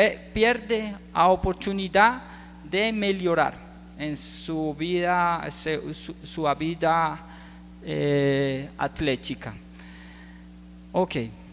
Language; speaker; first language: Portuguese; non-native, learner; Spanish